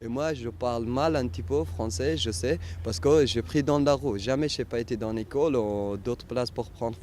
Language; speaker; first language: French; non-native, learner; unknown